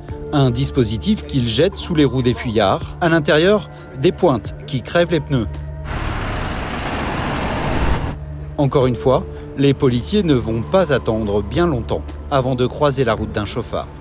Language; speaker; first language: French; native; French